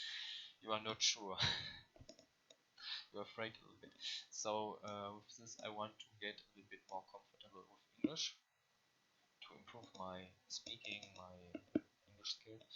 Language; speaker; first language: English; non-native, learner; German